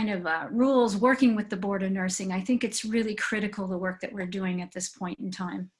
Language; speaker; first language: English; native; English